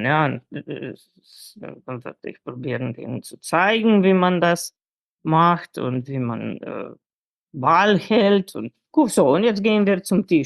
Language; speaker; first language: German; non-native, fluent; Slovenian